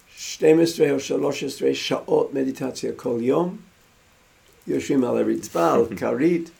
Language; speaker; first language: Hebrew; non-native, fluent; English